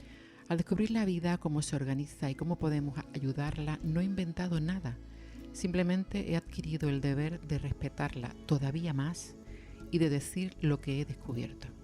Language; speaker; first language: Spanish; native; Spanish